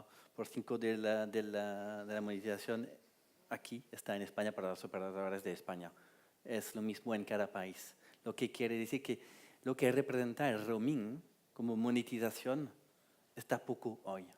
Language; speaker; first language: Spanish; non-native, fluent; French